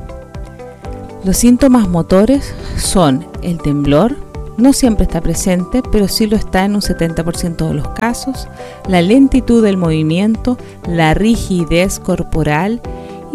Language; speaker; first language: Spanish; native; Spanish